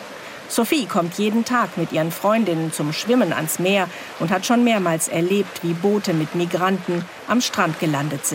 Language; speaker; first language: German; native; German